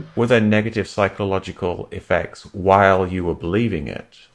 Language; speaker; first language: English; native; English